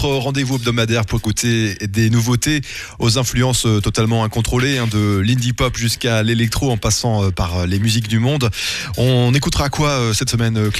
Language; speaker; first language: French; native; French